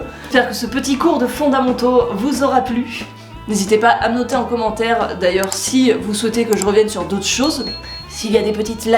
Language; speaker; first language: French; native; French